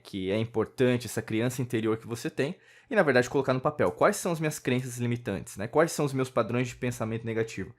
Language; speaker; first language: Portuguese; native; Portuguese